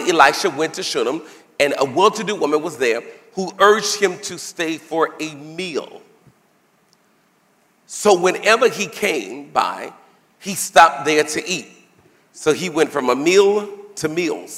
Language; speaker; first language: English; native; English